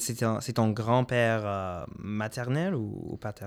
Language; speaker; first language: French; non-native, local second language; English